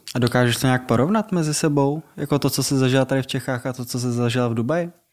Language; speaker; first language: Czech; native; Czech